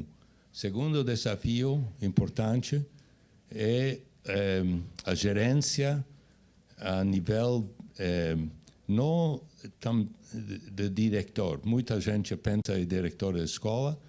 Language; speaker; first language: Portuguese; non-native, fluent; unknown